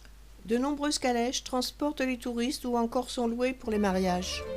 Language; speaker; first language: French; native; French